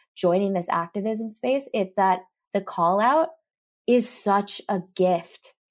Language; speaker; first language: English; early bilingual, other home language; Japanese